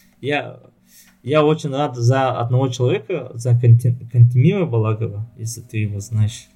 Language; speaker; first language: Russian; non-native, local second language; Yakut